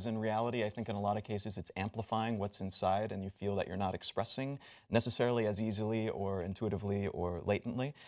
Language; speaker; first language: English; native; English